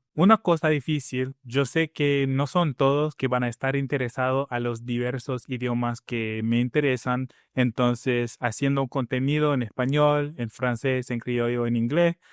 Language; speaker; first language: Spanish; non-native, fluent; English